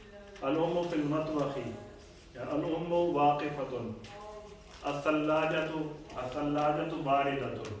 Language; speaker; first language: Arabic; non-native, fluent; Urdu